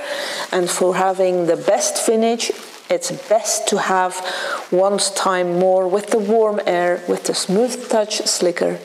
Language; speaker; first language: English; non-native, fluent; Dutch